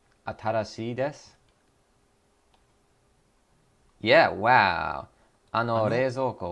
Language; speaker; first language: Japanese; non-native, learner; English